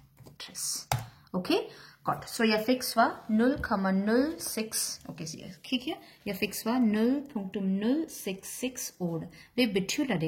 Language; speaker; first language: Danish; non-native, learner; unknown